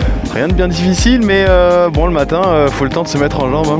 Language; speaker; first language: French; native; French